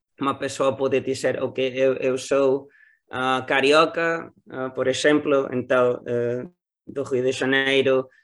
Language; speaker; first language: Portuguese; non-native, learner; Galician